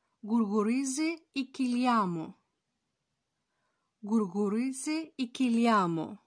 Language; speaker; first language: Greek; non-native, fluent; Turkish